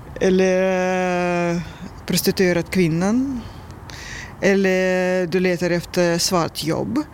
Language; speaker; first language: Swedish; non-native, learner; Russian